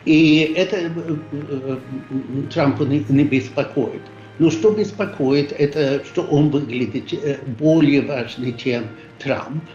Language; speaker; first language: Russian; non-native, fluent; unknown